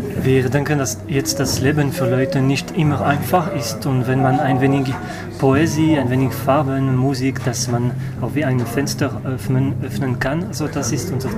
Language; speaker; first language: German; non-native, learner; French